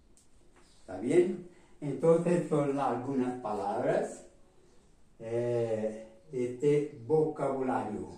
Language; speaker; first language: Spanish; non-native, fluent; Portuguese